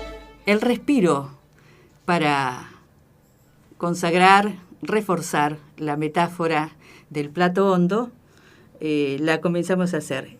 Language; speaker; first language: Spanish; native; Spanish